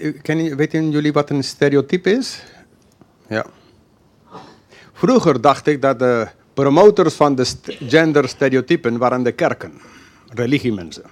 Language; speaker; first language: Dutch; non-native, fluent; English